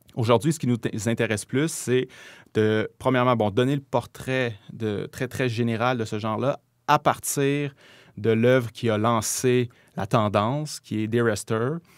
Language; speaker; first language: French; native; French